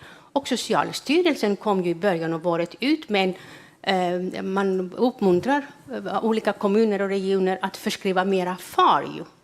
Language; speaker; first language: Swedish; non-native, fluent; Greek